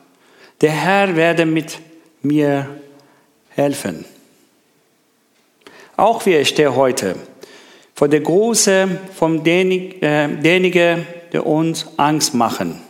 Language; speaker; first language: German; non-native, learner; Persian